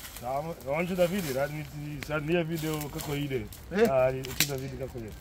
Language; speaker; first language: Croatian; non-native, learner; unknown